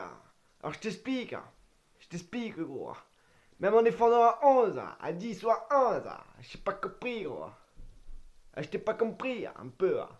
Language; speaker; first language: French; native; French